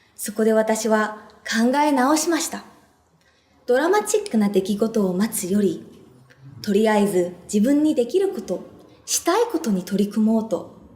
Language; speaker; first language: Japanese; non-native, fluent; Korean